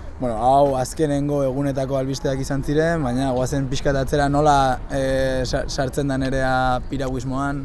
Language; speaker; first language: Basque; native; Basque